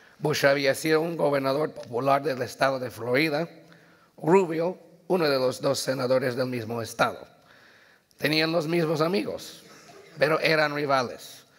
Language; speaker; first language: Spanish; early bilingual, heritage; Spanish